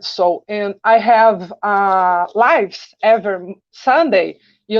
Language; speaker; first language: English; non-native, learner; Portuguese